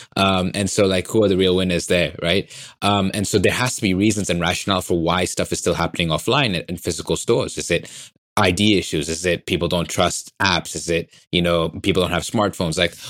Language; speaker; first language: English; non-native, local second language; Swahili